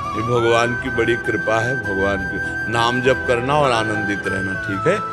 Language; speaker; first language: Hindi; native; Hindi